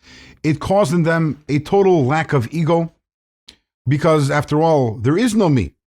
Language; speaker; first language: English; native; English